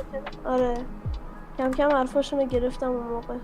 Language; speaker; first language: Persian; native; Persian